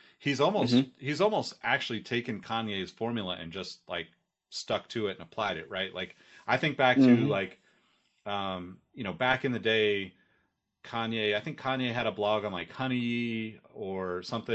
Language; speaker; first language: English; native; English